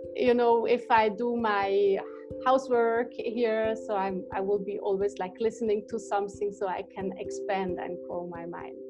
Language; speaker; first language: English; non-native, fluent; German